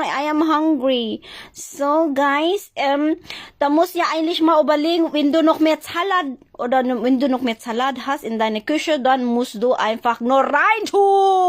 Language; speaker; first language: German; non-native, fluent; Cebuano